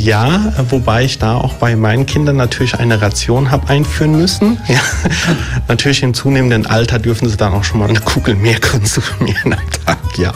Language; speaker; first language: German; early bilingual, other home language; Italian